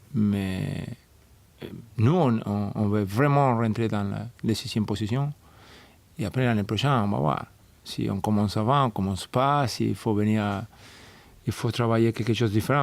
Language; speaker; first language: French; non-native, fluent; Spanish